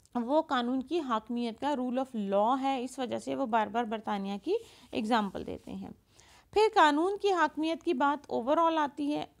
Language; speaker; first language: Urdu; non-native, local second language; Punjabi